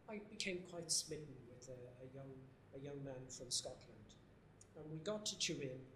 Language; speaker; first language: English; native; English